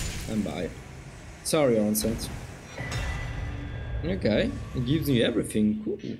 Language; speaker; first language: English; non-native, fluent; Italian